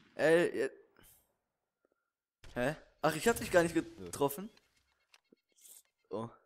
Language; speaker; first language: German; native; German